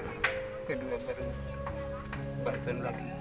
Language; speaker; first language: Indonesian; non-native, local second language; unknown